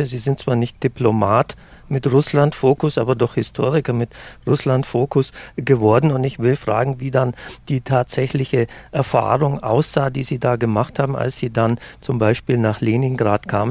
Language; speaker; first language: German; native; German